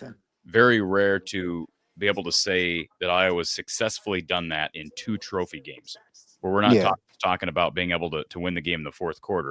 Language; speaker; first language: English; native; English